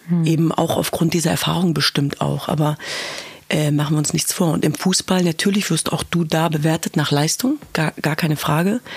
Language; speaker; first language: German; early bilingual, other home language; Kurdish